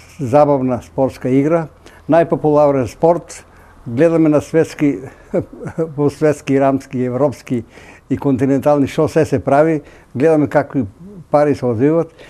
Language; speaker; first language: Macedonian; native; Macedonian